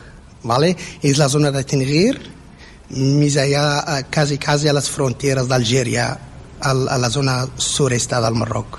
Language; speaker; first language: Catalan; non-native, fluent; Berber languages